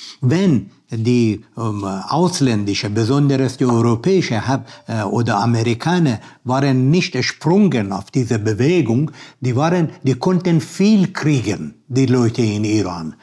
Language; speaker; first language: German; non-native, learner; Persian